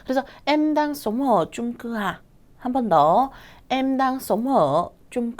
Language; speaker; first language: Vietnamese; non-native, fluent; Korean